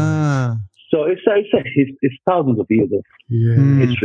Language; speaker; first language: English; non-native, local second language; Punjabi